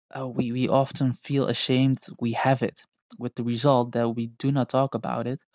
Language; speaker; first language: English; non-native, fluent; Dutch